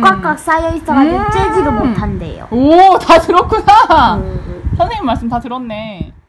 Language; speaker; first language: Korean; native; Korean